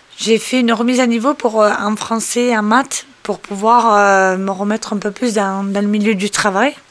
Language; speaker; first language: French; early bilingual, other home language; Portuguese